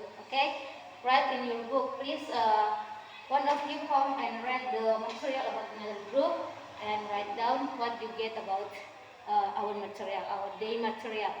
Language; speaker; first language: English; non-native, learner; Indonesian